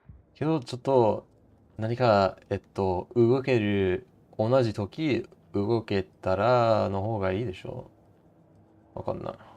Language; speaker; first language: Japanese; non-native, learner; English